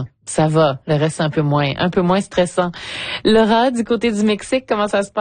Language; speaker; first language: French; native; French